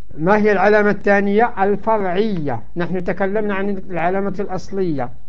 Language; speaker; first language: Arabic; native; Arabic